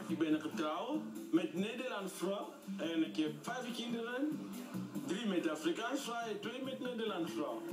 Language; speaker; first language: Dutch; non-native, learner; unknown